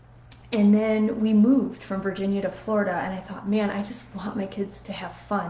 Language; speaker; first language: English; native; English